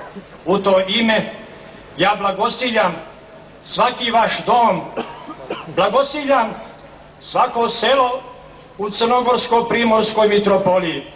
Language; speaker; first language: Serbian; native; Serbian